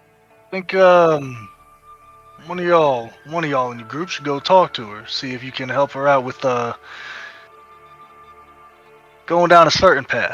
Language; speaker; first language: English; native; English